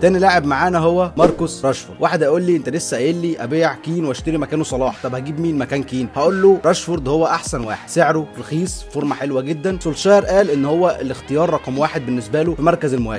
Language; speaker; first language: Arabic; native; Arabic